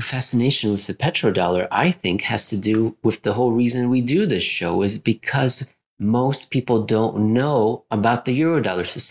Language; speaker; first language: English; native; English